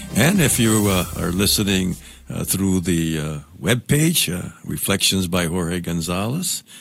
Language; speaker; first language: English; non-native, local second language; Spanish